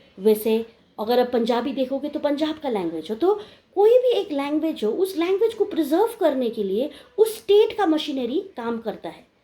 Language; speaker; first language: Hindi; non-native, local second language; Nepali